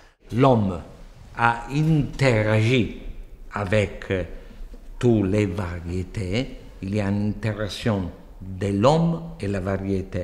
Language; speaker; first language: French; non-native, fluent; Italian